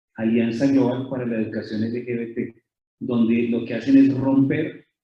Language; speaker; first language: Spanish; native; Spanish